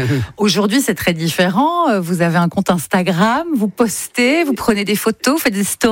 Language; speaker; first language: French; native; French